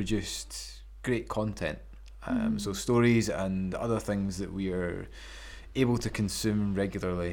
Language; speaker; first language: English; native; English